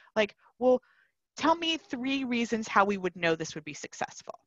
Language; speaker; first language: English; native; English